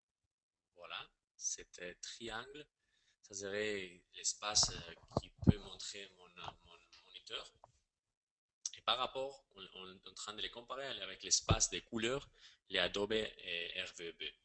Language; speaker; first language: French; non-native, fluent; Spanish